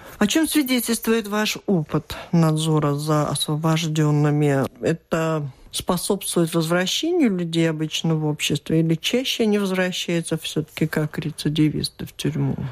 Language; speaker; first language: Russian; native; Russian